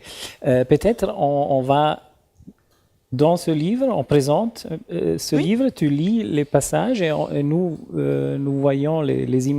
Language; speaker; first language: French; non-native, learner; German